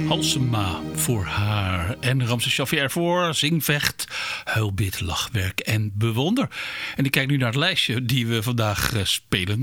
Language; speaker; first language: Dutch; native; Dutch